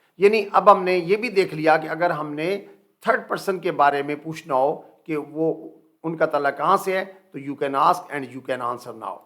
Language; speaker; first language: Urdu; native; Urdu